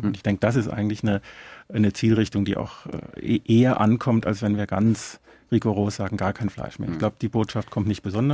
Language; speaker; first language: German; native; German